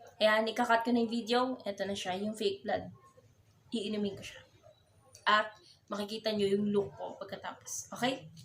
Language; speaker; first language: Filipino; native; Filipino